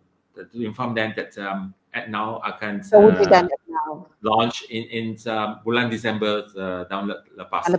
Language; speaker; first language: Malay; non-native, local second language; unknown